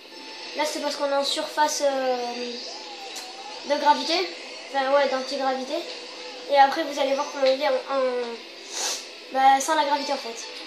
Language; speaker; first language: French; native; French